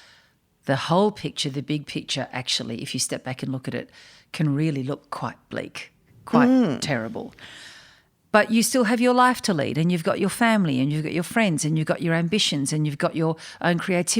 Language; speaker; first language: English; native; English